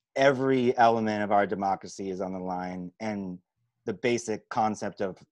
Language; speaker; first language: English; native; English